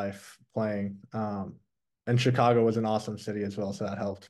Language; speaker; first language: English; early bilingual, other home language; Persian